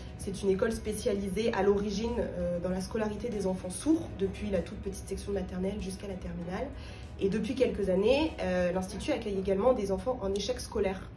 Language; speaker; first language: French; native; French